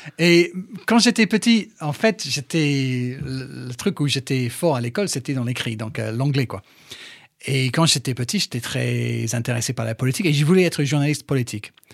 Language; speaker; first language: French; non-native, fluent; English